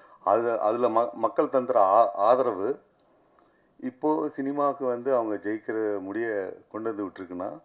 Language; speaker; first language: Tamil; native; Tamil